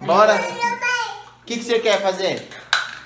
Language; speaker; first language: Portuguese; native; Portuguese